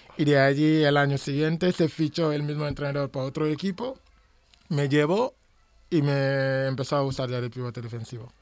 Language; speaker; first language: Spanish; non-native, local second language; Fang